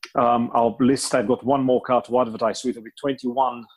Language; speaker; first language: English; non-native, fluent; Bulgarian